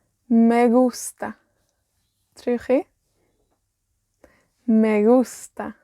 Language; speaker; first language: Spanish; non-native, learner; Welsh